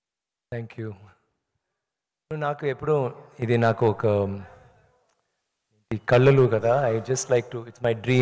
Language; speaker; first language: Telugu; non-native, learner; Tamil